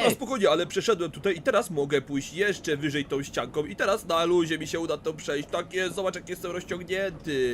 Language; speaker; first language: Polish; native; Polish